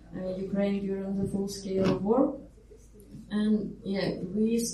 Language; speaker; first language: English; non-native, fluent; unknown